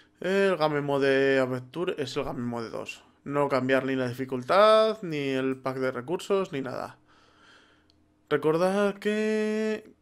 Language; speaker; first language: Spanish; native; Spanish